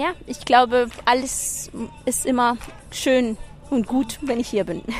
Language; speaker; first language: German; non-native, fluent; Spanish